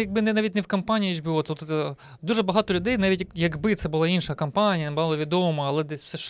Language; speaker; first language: Ukrainian; native; Ukrainian